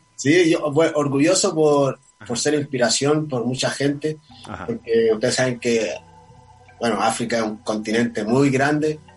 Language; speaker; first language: Spanish; non-native, fluent; Portuguese